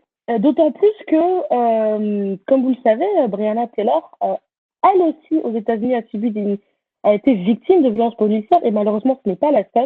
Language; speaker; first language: French; native; French